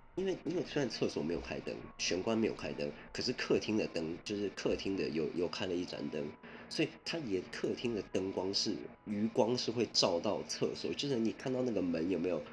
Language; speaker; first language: Chinese; early bilingual, other home language; Min Nan Chinese